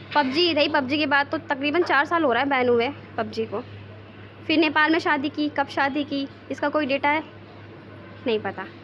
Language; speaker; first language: Hindi; native; Hindi